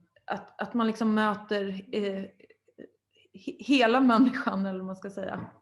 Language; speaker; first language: Swedish; native; Swedish